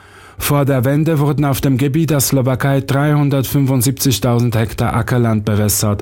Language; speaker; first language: German; non-native, fluent; Slovak